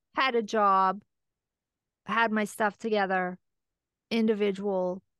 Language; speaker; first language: English; native; English